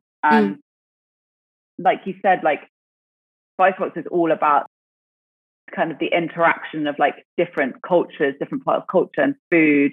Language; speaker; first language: English; native; English